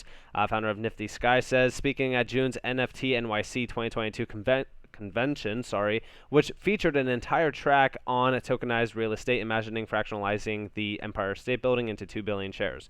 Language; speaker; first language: English; native; English